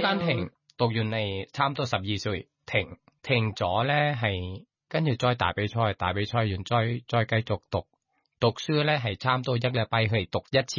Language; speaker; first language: Cantonese; non-native, fluent; Thai